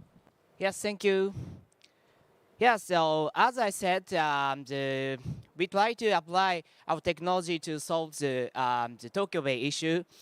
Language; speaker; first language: English; non-native, learner; Japanese